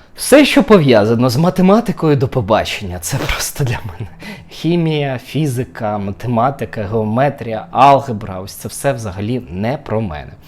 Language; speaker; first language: Ukrainian; native; Ukrainian